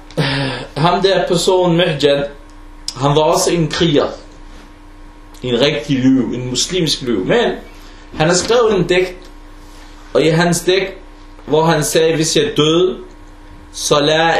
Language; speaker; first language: Danish; non-native, fluent; Arabic